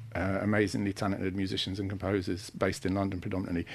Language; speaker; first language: English; native; English